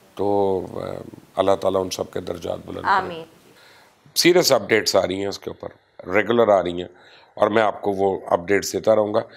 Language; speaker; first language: Urdu; non-native, local second language; Punjabi